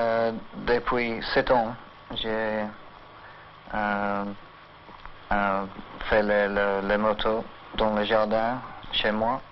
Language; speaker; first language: French; non-native, learner; English